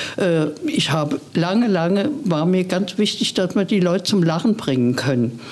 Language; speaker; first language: German; native; German